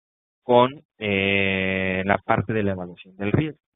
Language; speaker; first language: Spanish; native; Spanish